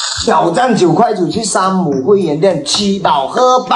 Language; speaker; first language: Chinese; native; Chinese